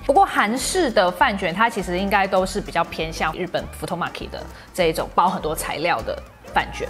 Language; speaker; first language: Chinese; native; Chinese